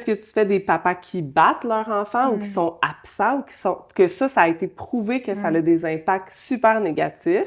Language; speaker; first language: French; native; French